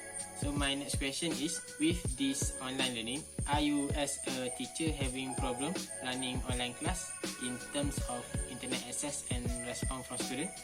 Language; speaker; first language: English; non-native, local second language; Malay